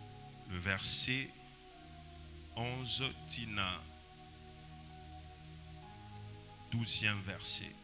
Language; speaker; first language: French; non-native, local second language; Lingala